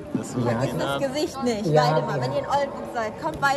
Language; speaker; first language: German; native; German